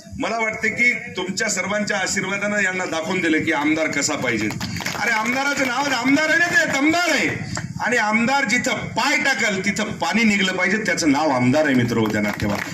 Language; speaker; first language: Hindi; non-native, local second language; Marathi